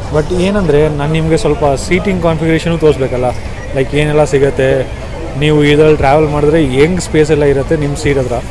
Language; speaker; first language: Kannada; non-native, local second language; Hindi